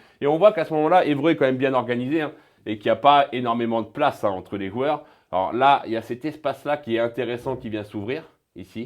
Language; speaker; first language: French; native; French